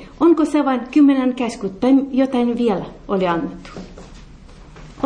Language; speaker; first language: Finnish; non-native, learner; Russian